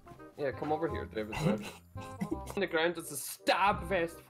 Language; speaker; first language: English; native; English